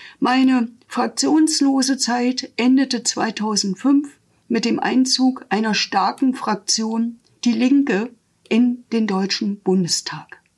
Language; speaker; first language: German; native; German